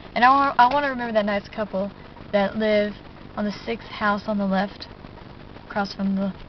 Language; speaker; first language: English; native; English